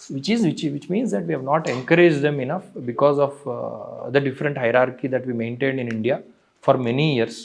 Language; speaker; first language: Telugu; native; Telugu